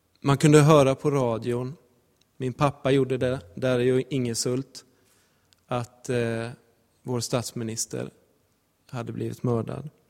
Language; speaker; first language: Swedish; native; Swedish